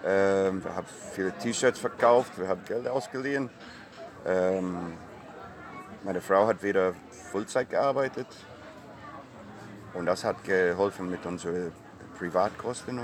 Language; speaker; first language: German; non-native, fluent; English